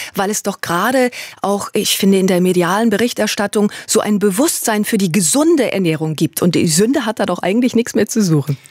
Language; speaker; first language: German; native; German